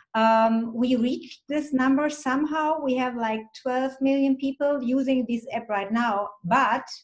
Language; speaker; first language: English; non-native, fluent; German